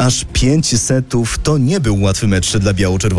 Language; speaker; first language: Polish; native; Polish